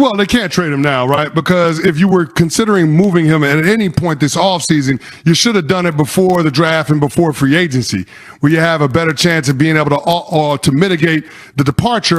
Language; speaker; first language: English; native; English